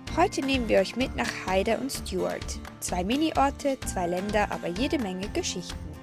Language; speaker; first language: German; native; German